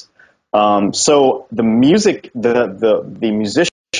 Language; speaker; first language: English; native; English